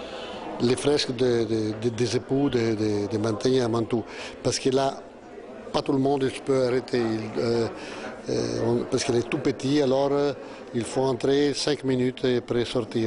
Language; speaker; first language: French; non-native, fluent; Italian